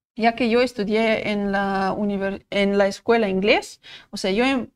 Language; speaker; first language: Spanish; non-native, fluent; Russian